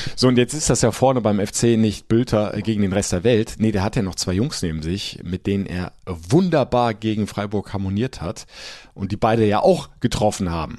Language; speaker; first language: German; native; German